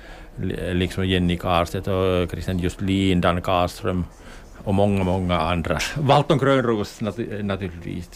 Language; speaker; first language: Swedish; non-native, local second language; Finnish